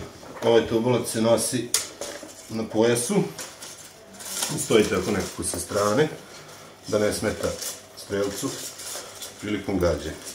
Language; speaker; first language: Serbian; native; Serbian